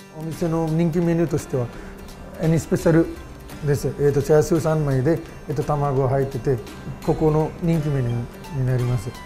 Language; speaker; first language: Japanese; non-native, fluent; Nepali